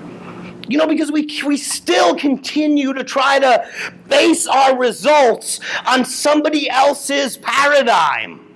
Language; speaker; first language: English; native; English